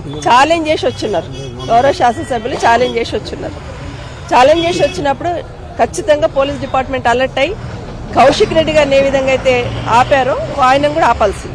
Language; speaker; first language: Telugu; native; Telugu